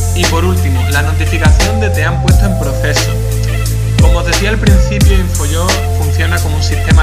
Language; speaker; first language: Spanish; native; Spanish